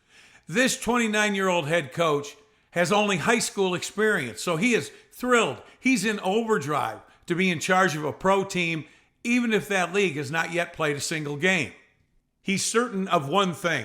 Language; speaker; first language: English; native; English